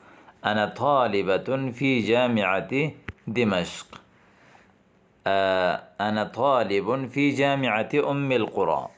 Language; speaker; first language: Arabic; non-native, fluent; Urdu